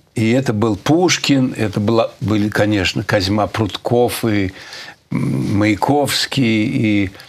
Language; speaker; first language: Russian; native; Russian